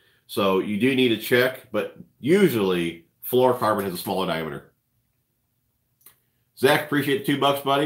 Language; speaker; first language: English; native; English